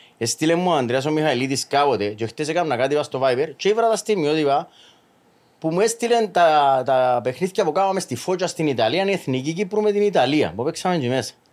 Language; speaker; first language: Greek; native; Greek